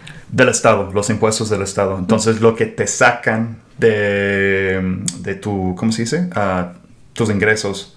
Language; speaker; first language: Spanish; non-native, fluent; English